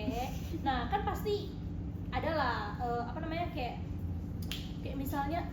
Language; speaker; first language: Indonesian; native; Indonesian